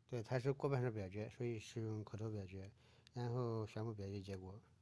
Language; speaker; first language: Chinese; native; Chinese